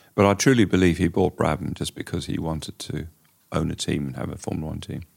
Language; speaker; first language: English; native; English